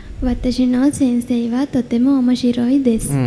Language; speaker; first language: Japanese; non-native, learner; Sinhala